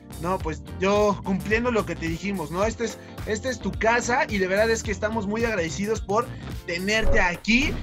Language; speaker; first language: Spanish; native; Spanish